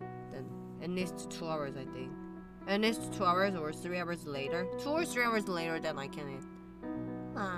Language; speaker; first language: English; non-native, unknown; Korean